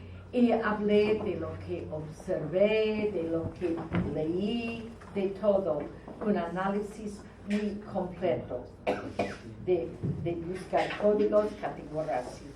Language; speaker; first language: Spanish; non-native, fluent; English